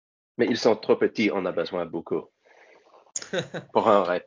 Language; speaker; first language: French; non-native, learner; English